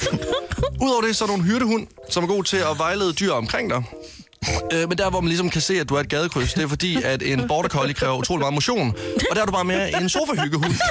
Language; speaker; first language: Danish; native; Danish